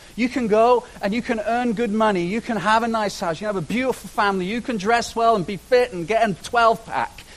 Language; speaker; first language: English; native; English